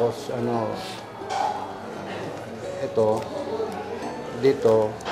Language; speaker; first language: Filipino; non-native, learner; Japanese